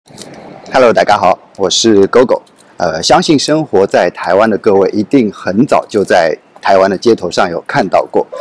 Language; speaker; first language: Chinese; early bilingual, heritage; Chinese